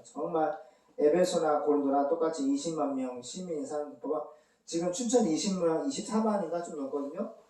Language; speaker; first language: Korean; native; Korean